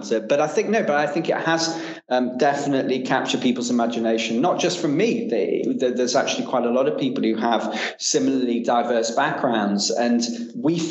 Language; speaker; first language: English; native; English